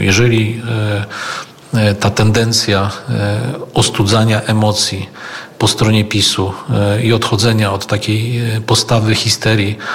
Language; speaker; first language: Polish; native; Polish